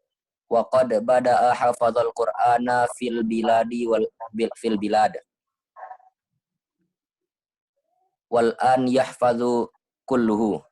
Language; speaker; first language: Arabic; non-native, learner; Indonesian